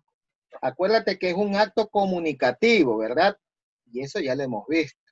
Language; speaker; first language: Spanish; native; Spanish